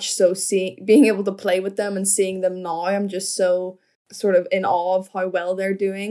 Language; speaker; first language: English; native; English